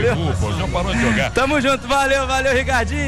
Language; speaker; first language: Portuguese; native; Portuguese